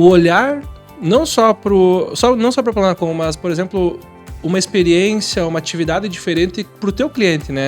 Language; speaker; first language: Portuguese; native; Portuguese